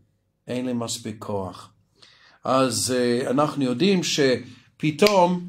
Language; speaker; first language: Hebrew; non-native, fluent; English